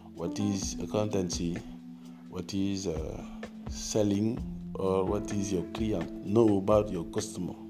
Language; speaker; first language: English; non-native, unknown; Wolof